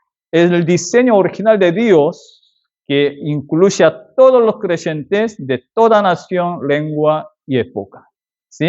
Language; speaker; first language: Spanish; non-native, fluent; Korean